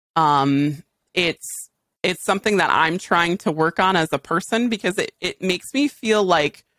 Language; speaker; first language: English; native; English